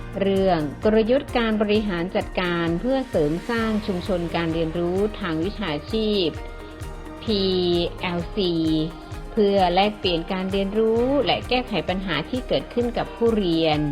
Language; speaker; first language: Thai; native; Thai